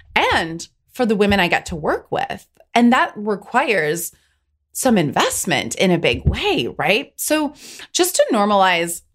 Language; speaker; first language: English; native; English